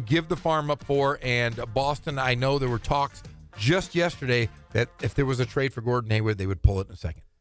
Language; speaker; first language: English; native; English